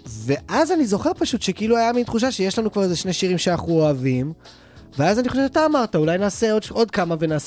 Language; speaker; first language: Hebrew; native; Hebrew